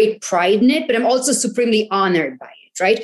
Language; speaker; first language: English; non-native, local second language; Tamil